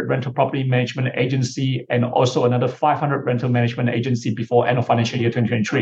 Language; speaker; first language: English; non-native, local second language; Chinese